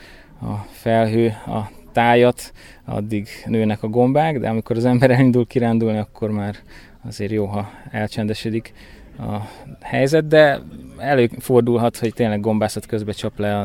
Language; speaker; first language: Hungarian; native; Hungarian